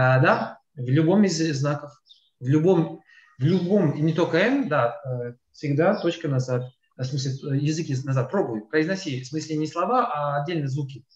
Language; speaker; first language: Russian; native; Russian